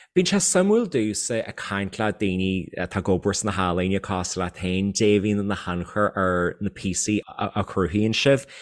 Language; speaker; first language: Irish; native; Irish